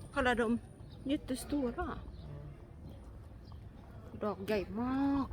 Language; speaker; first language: Swedish; non-native, learner; Thai